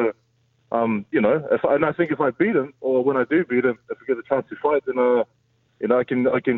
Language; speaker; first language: English; native; English